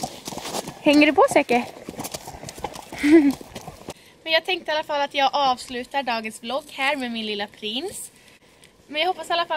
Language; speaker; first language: Swedish; native; Swedish